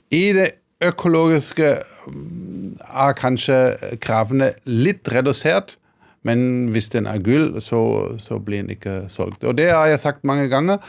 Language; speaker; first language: Norwegian; non-native, fluent; German